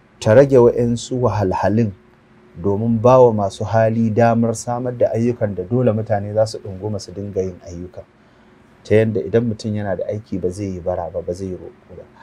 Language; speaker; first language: Hausa; native; Hausa